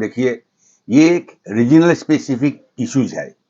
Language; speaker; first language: Hindi; non-native, local second language; Bangla